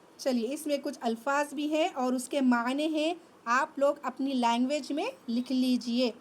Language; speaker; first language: Urdu; native; Urdu